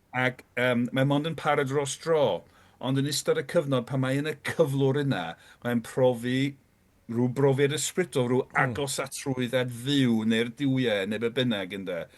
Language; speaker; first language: Welsh; non-native, fluent; English